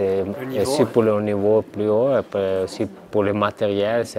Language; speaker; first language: French; non-native, learner; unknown